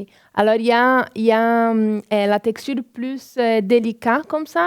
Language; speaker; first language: French; non-native, fluent; Portuguese